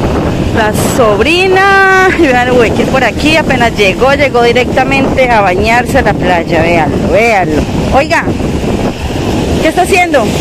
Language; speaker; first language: Spanish; native; Spanish